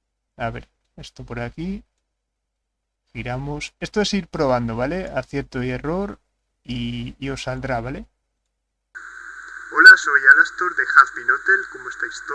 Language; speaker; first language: Spanish; native; Spanish